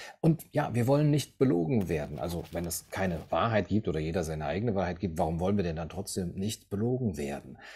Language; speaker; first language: German; native; German